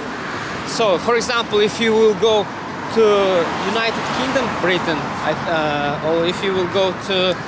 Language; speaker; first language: English; non-native, learner; Kazakh